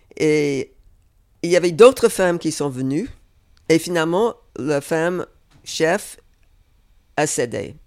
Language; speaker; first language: French; non-native, fluent; English